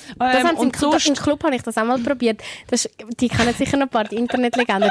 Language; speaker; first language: German; native; German